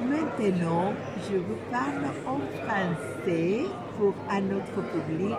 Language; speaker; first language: French; non-native, fluent; Spanish